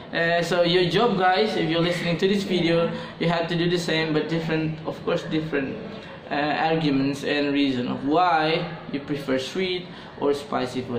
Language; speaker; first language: English; non-native, fluent; Indonesian